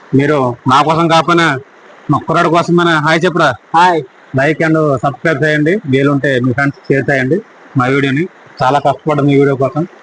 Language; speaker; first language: Telugu; non-native, local second language; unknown